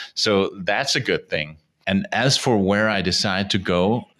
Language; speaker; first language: English; non-native, fluent; Danish